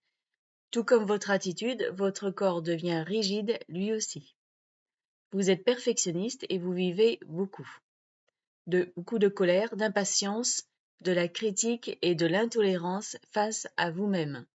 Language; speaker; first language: French; native; French